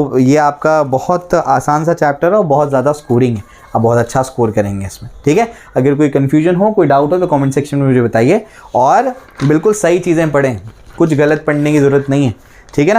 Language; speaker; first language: Hindi; native; Hindi